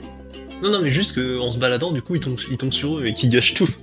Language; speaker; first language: French; native; French